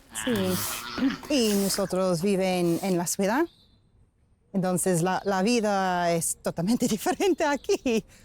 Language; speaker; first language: Spanish; non-native, learner; English